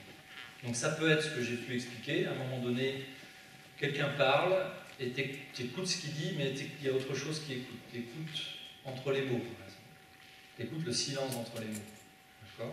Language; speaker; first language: French; native; French